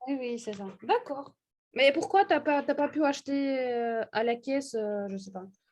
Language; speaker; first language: French; non-native, fluent; Russian